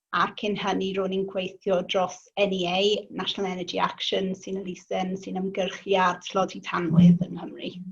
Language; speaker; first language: Welsh; non-native, local second language; English